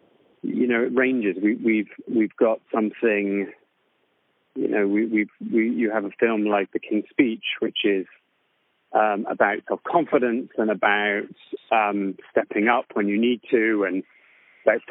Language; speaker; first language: English; native; English